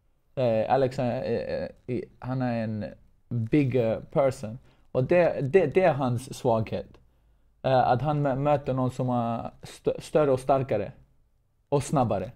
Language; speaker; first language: Swedish; non-native, fluent; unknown